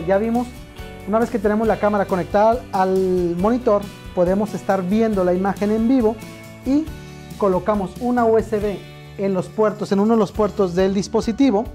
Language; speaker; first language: Spanish; native; Spanish